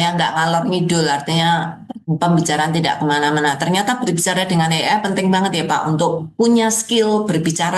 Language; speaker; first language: Indonesian; native; Indonesian